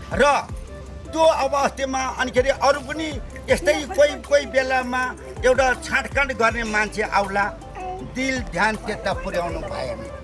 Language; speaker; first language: Nepali; non-native, local second language; Eastern Tamang